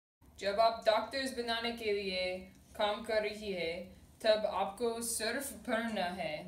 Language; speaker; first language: Hindi; non-native, learner; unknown